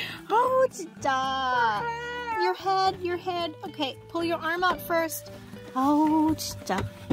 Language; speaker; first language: English; early bilingual, other home language; Japanese